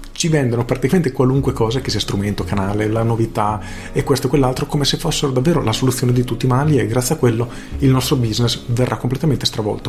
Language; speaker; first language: Italian; native; Italian